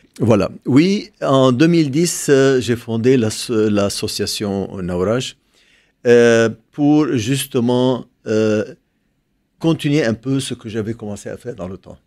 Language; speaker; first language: French; non-native, local second language; Arabic